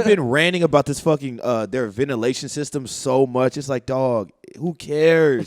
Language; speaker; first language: English; native; English